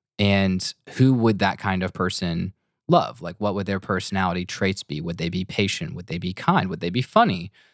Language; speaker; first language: English; native; English